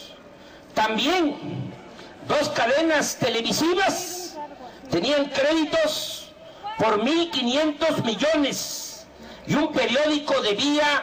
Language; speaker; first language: Spanish; native; Spanish